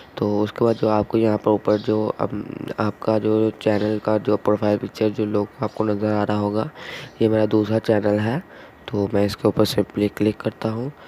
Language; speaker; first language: Urdu; non-native, local second language; Punjabi